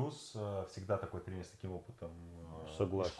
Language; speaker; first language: Russian; native; Russian